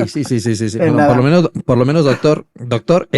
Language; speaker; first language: Spanish; native; Spanish